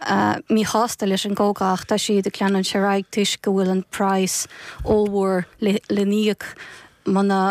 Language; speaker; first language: Irish; non-native, fluent; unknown